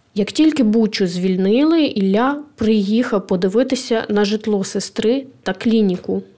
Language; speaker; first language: Ukrainian; native; Ukrainian